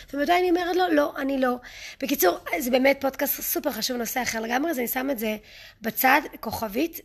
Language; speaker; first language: Hebrew; early bilingual, other home language; English